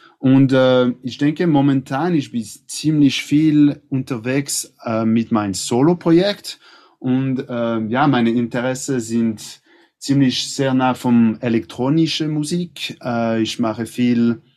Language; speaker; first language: German; non-native, local second language; French